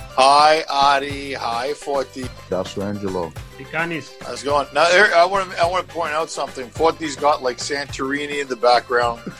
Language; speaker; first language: English; native; English